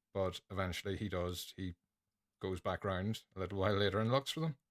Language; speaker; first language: English; native; English